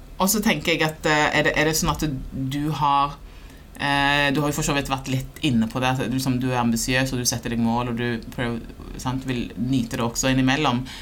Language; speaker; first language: Norwegian; early bilingual, other home language; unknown